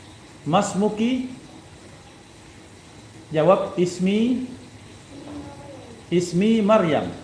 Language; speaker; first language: Arabic; non-native, fluent; Indonesian